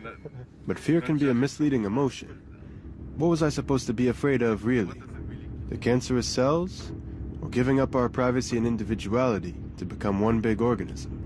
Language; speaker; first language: English; non-native, fluent; Hebrew